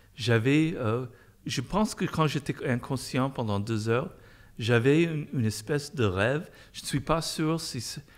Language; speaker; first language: French; non-native, fluent; English